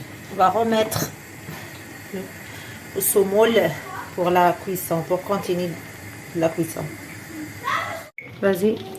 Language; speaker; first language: French; non-native, fluent; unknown